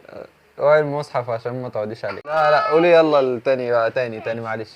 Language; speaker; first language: Arabic; native; Arabic